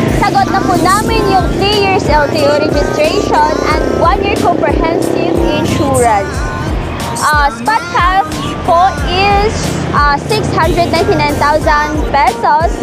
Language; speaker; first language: Filipino; non-native, local second language; Hiligaynon